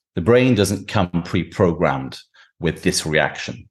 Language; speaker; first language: English; native; English